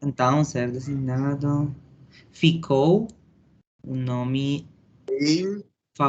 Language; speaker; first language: Portuguese; non-native, learner; Spanish